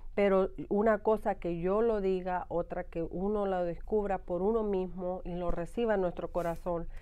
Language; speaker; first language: Spanish; early bilingual, heritage; Spanish